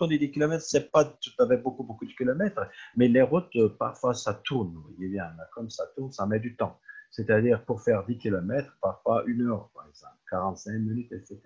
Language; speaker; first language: French; non-native, fluent; Turkish